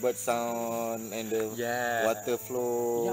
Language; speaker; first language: English; non-native, learner; Malay